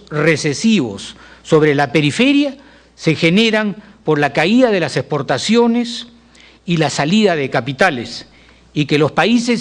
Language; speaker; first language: Spanish; native; Spanish